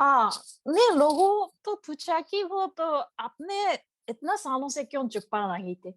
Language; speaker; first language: Hindi; non-native, learner; Japanese